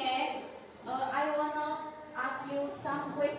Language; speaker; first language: English; non-native, fluent; Indonesian